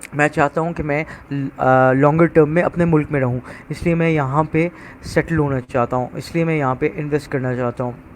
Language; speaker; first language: Urdu; native; Urdu